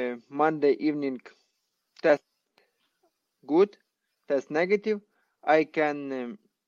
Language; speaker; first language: English; non-native, learner; Ukrainian